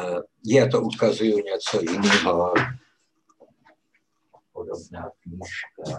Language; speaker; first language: Czech; native; Czech